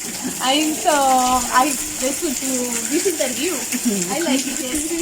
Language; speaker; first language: English; non-native, learner; Spanish